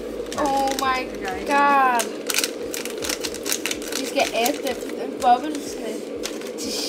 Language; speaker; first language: Danish; early bilingual, other home language; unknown